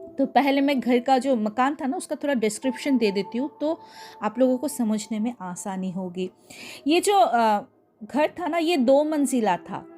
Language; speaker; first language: Hindi; non-native, local second language; Bangla